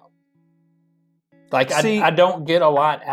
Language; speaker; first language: English; native; English